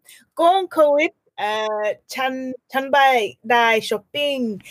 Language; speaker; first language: Thai; non-native, learner; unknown